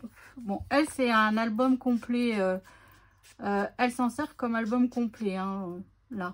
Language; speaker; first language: French; native; French